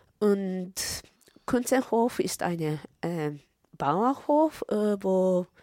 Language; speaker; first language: German; non-native, fluent; Japanese